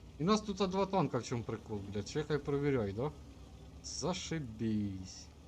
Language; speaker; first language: Ukrainian; native; Ukrainian